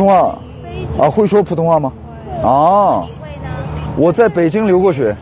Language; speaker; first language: Chinese; non-native, fluent; Korean